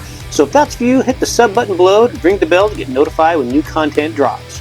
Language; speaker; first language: English; native; English